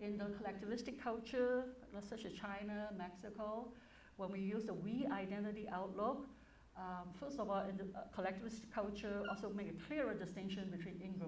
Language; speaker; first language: English; non-native, local second language; Cantonese